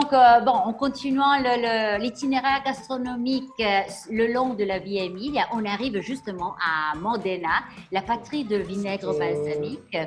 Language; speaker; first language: French; non-native, fluent; Italian